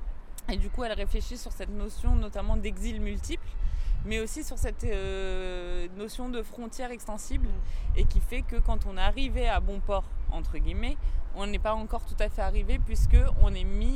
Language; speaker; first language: French; native; French